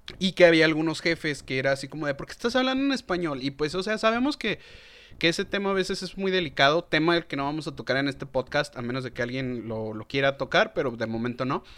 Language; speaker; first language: Spanish; native; Spanish